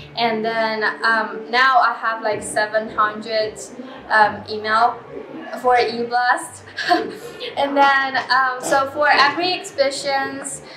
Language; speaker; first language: English; non-native, fluent; Chinese